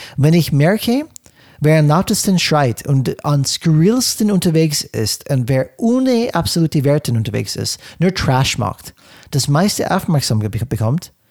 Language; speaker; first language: German; non-native, fluent; English